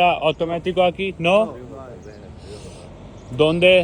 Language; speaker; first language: Spanish; non-native, learner; Hindi